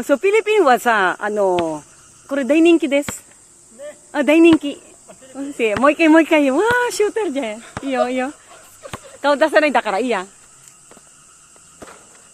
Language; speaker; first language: Japanese; non-native, learner; Filipino